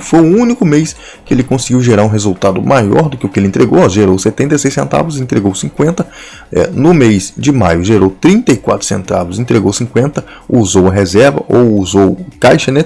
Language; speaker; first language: Portuguese; native; Portuguese